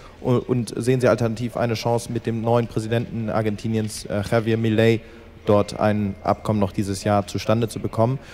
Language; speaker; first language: German; native; German